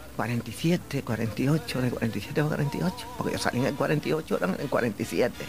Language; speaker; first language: Spanish; native; Spanish